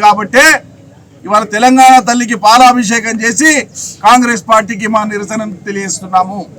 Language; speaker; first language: Telugu; native; Telugu